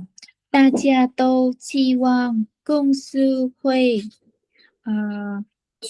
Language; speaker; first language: Chinese; non-native, learner; Vietnamese